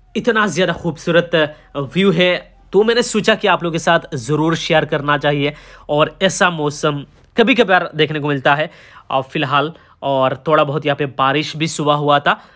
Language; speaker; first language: Hindi; non-native, local second language; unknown